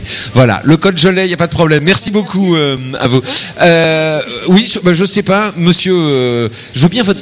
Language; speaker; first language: French; native; French